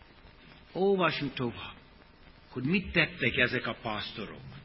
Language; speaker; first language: Hungarian; non-native, fluent; English